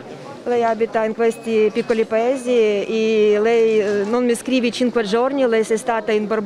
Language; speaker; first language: Italian; non-native, learner; Ukrainian